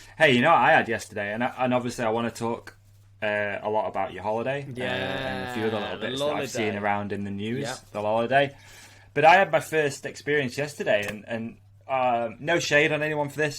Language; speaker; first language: English; native; English